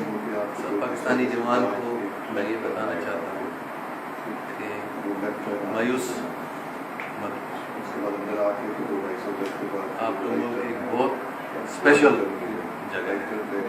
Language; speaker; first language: Hindi; non-native, local second language; English